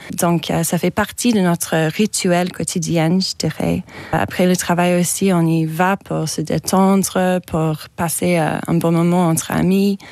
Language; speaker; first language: French; non-native, fluent; English